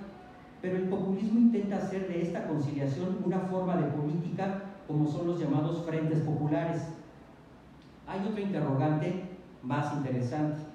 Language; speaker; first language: Spanish; native; Spanish